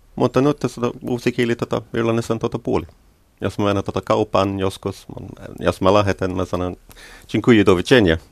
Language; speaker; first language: Finnish; non-native, learner; English